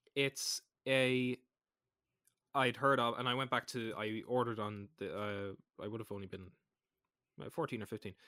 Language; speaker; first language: English; native; English